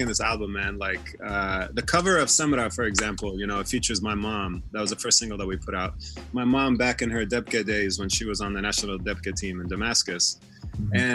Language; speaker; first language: English; native; English